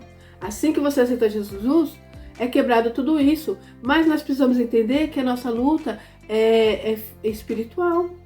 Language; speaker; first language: Portuguese; native; Portuguese